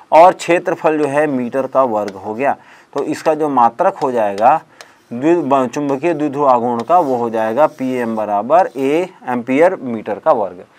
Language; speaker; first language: Hindi; native; Hindi